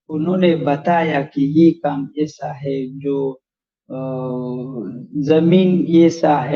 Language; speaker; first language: Hindi; non-native, learner; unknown